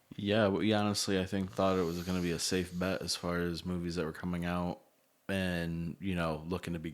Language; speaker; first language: English; native; English